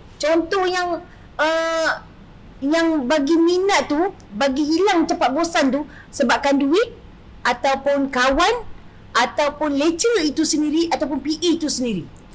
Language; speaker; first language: Malay; native; Malay